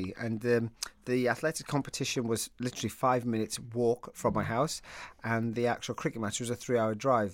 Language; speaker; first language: English; native; English